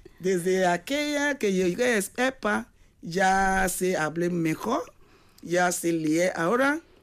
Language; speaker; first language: Spanish; non-native, learner; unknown